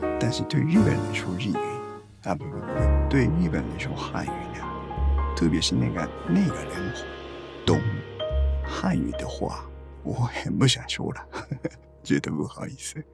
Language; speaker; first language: Chinese; non-native, learner; Japanese